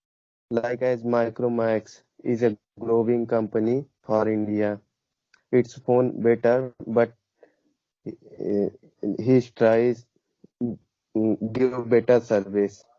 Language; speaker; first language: English; non-native, learner; Hindi